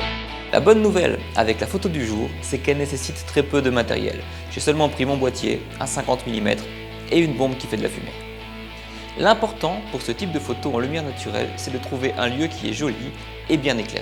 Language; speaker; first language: French; native; French